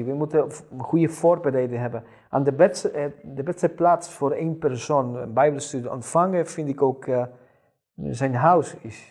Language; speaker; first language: Dutch; non-native, fluent; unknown